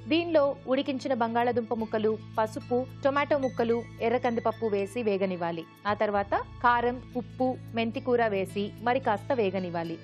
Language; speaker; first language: Telugu; native; Telugu